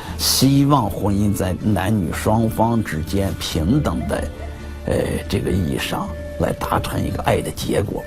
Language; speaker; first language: Chinese; native; Chinese